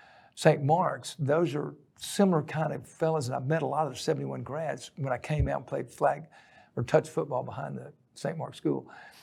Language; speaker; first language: English; native; English